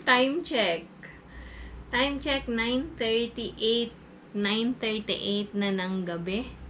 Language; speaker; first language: Filipino; native; Filipino